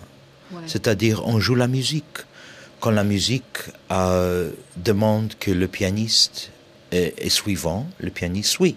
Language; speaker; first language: French; non-native, fluent; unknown